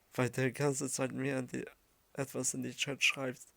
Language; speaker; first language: German; early bilingual, other home language; Arabic